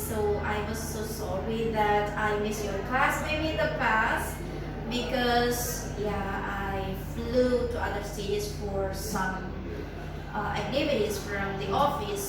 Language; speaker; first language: English; non-native, fluent; Indonesian